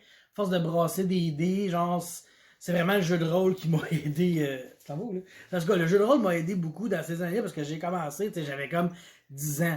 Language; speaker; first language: French; native; French